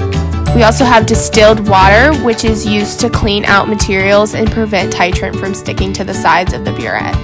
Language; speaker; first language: English; native; English